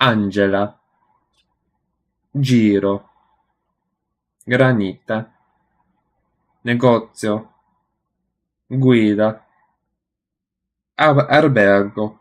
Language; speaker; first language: Italian; non-native, learner; English